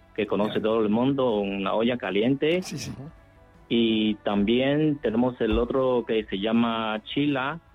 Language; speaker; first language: Spanish; non-native, fluent; Chinese